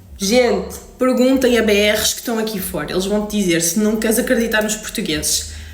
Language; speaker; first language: Portuguese; native; Portuguese